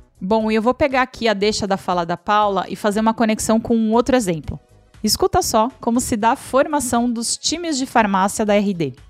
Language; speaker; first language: Portuguese; native; Portuguese